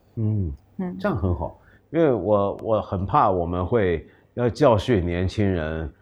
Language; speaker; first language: Chinese; non-native, local second language; Cantonese